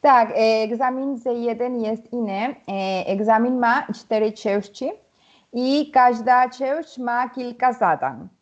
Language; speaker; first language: Polish; non-native, learner; Spanish